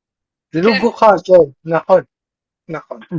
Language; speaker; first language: Hebrew; non-native, learner; French